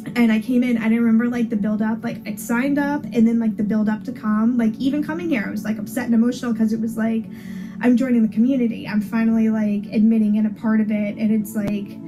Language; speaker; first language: English; native; English